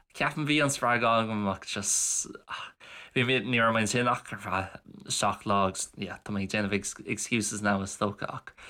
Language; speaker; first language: Irish; native; Irish